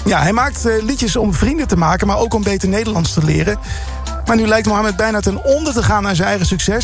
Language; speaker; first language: Dutch; native; Dutch